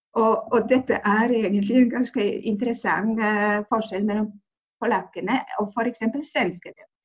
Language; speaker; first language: Norwegian; non-native, fluent; Polish